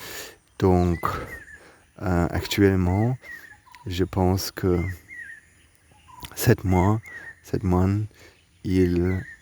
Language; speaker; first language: French; non-native, learner; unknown